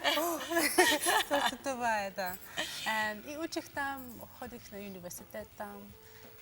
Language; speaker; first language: Bulgarian; non-native, learner; English